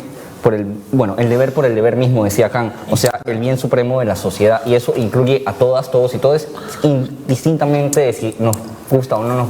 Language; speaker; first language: Spanish; native; Spanish